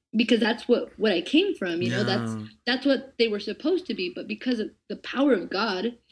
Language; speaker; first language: English; native; English